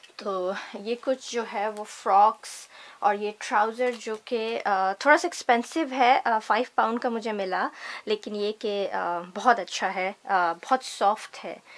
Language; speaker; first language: Hindi; native; Hindi